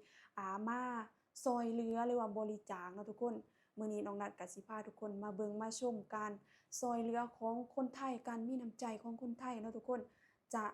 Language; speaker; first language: Thai; non-native, local second language; Lao